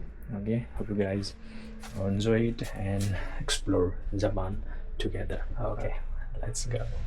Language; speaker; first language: English; non-native, fluent; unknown